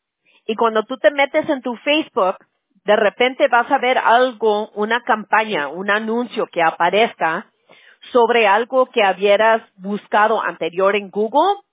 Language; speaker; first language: Spanish; early bilingual, other home language; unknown